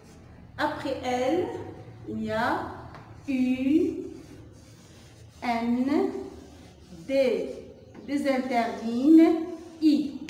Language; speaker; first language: French; non-native, local second language; Arabic